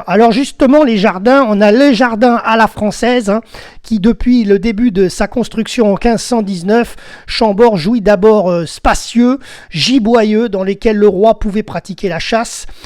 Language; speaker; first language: French; native; French